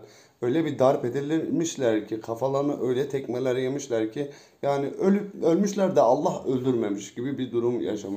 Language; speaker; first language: Turkish; native; Turkish